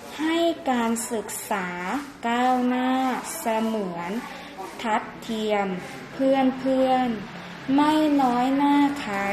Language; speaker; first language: Thai; native; Thai